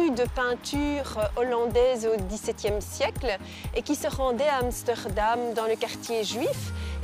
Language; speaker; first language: French; native; French